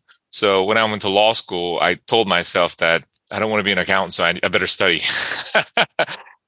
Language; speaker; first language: English; early bilingual, other home language; Korean